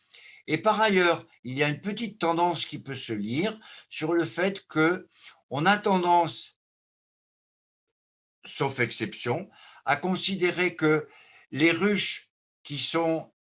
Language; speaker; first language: French; native; French